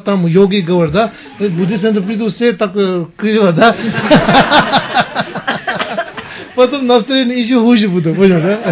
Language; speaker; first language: Russian; non-native, learner; Tibetan